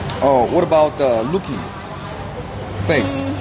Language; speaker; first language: English; non-native, learner; Korean